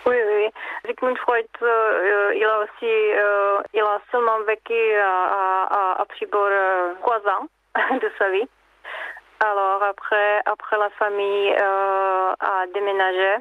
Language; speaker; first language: French; non-native, fluent; Czech